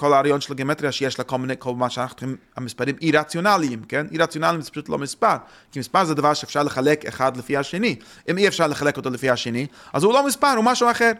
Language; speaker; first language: Hebrew; non-native, fluent; English